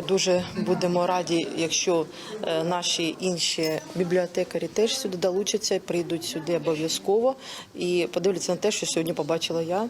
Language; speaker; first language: Ukrainian; native; Ukrainian